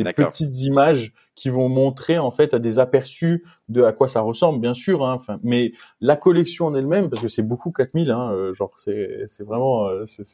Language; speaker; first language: French; native; French